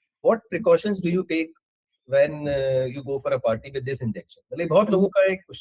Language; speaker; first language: Hindi; native; Hindi